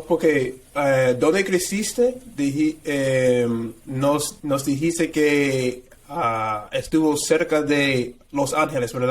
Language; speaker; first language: Spanish; non-native, fluent; English